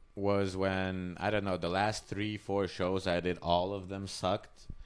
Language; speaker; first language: English; non-native, fluent; Hungarian